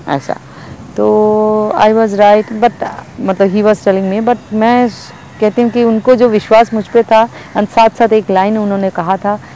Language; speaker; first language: Hindi; non-native, local second language; Bangla